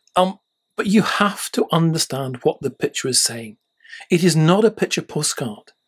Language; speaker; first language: English; native; English